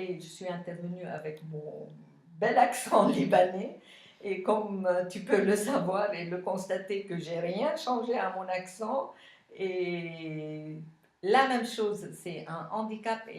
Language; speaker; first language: French; non-native, local second language; Arabic